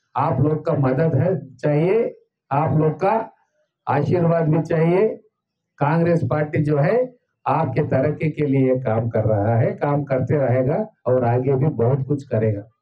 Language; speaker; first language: Hindi; non-native, local second language; Telugu